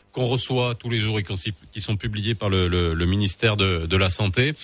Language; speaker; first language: French; non-native, local second language; Arabic